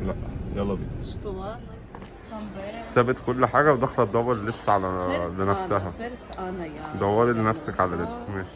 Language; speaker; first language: Arabic; native; Arabic